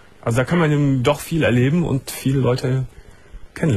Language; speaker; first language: German; native; German